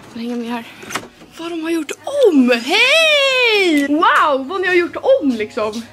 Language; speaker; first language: Swedish; native; Swedish